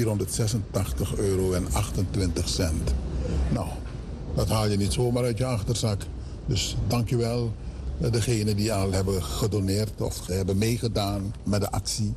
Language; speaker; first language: Dutch; native; Dutch